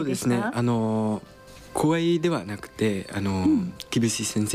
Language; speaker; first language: Japanese; non-native, learner; Khmer